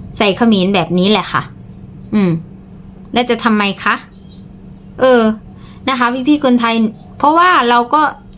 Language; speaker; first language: Thai; native; Thai